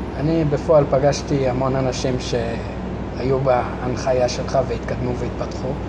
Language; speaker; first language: Hebrew; native; Hebrew